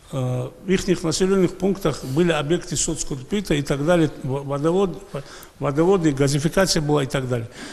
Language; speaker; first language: Russian; native; Russian